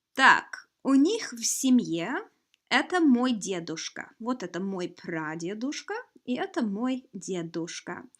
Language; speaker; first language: Russian; non-native, fluent; English